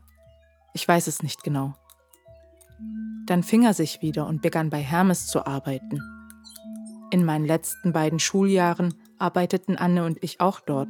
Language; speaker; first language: German; early bilingual, other home language; Turkish